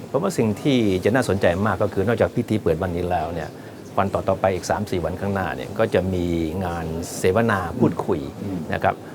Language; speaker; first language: Thai; native; Thai